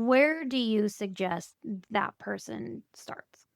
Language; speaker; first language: English; native; English